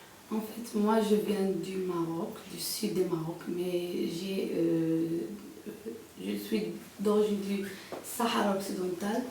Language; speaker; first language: French; non-native, local second language; Arabic